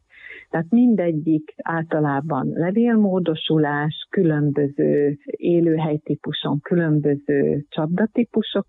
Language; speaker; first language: Hungarian; native; Hungarian